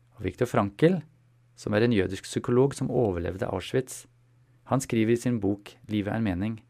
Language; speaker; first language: Norwegian; non-native, fluent; German